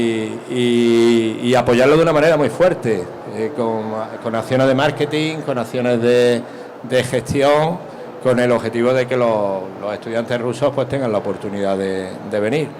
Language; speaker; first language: Spanish; native; Spanish